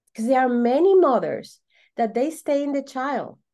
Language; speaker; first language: English; non-native, fluent; Spanish